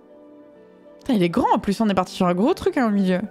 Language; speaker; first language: French; native; French